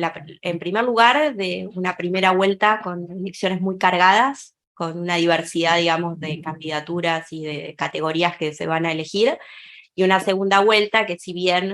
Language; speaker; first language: Spanish; native; Spanish